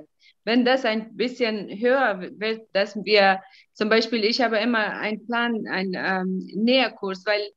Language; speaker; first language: German; non-native, fluent; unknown